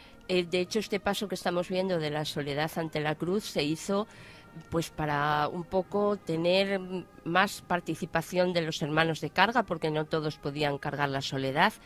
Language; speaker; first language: Spanish; native; Spanish